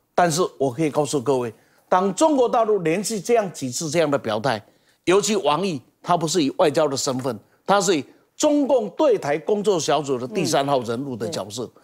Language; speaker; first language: Chinese; native; Chinese